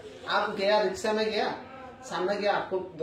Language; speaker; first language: Hindi; non-native, learner; Bangla